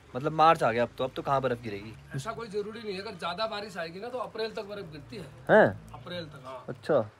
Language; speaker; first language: Hindi; native; Hindi